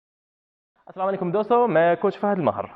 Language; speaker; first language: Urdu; non-native, learner; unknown